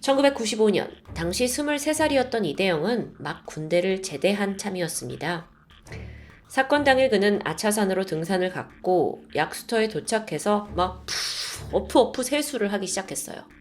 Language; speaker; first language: Korean; native; Korean